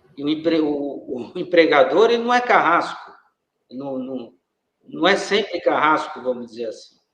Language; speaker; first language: Portuguese; native; Portuguese